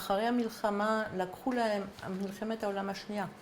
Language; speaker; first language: Hebrew; non-native, fluent; French